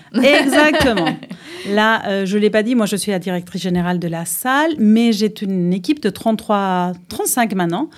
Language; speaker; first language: French; non-native, fluent; Spanish